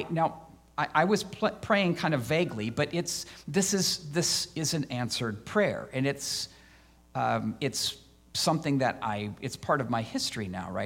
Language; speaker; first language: English; native; English